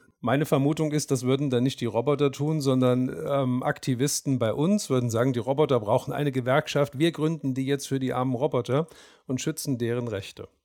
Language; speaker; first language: German; native; German